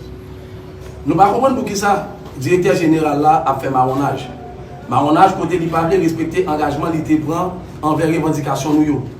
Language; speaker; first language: Haitian Creole; native; Haitian Creole